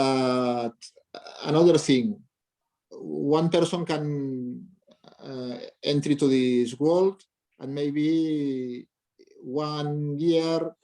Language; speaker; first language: English; non-native, learner; Catalan